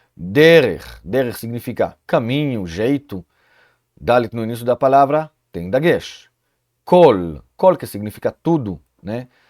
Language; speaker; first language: Portuguese; non-native, fluent; Hebrew